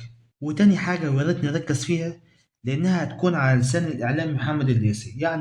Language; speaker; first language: Arabic; native; Arabic